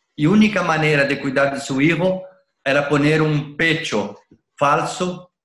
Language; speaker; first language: Spanish; non-native, learner; Portuguese